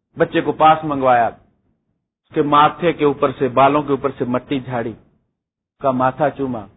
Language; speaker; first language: Urdu; non-native, local second language; Punjabi